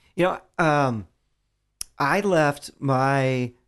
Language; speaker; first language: English; native; English